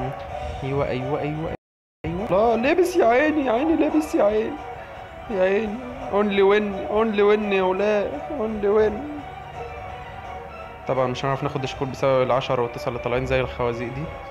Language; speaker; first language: Arabic; native; Arabic